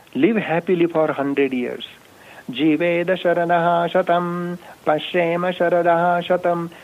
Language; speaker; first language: English; non-native, local second language; Marathi